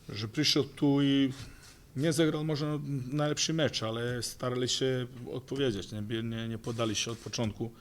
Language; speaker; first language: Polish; non-native, fluent; Croatian